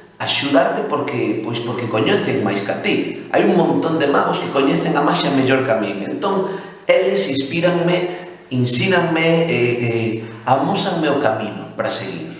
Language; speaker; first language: Galician; non-native, local second language; Spanish